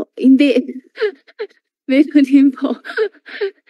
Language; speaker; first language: Filipino; non-native, learner; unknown